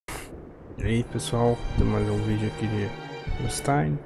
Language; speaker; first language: Portuguese; native; Portuguese